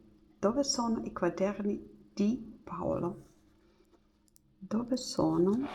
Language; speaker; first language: Italian; non-native, learner; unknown